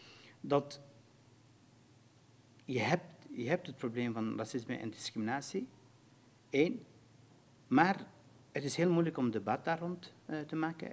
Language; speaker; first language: Dutch; non-native, fluent; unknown